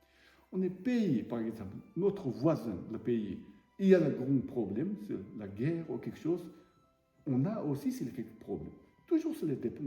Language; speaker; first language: French; non-native, learner; Tibetan